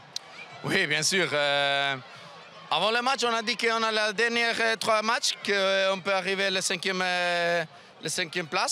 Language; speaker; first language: French; non-native, local second language; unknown